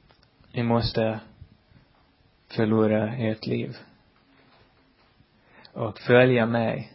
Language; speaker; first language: Swedish; non-native, fluent; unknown